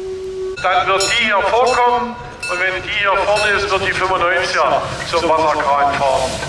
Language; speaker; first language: German; native; German